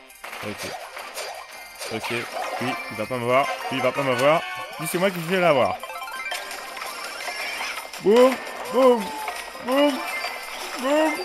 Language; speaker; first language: French; native; French